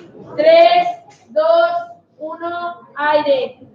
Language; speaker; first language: Spanish; native; Spanish